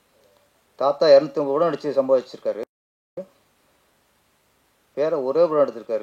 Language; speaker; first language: Tamil; native; Tamil